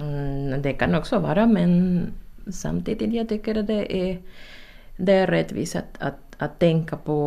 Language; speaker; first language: Swedish; non-native, fluent; Spanish